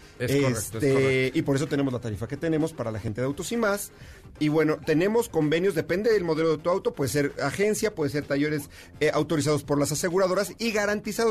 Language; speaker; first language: Spanish; native; Spanish